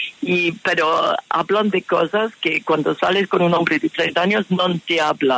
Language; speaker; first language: Spanish; non-native, fluent; English